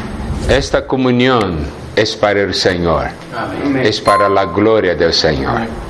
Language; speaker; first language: Spanish; non-native, fluent; Portuguese